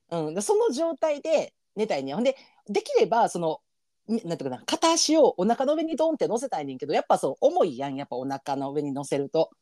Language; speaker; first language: Japanese; native; Japanese